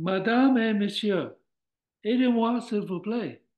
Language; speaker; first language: French; non-native, learner; English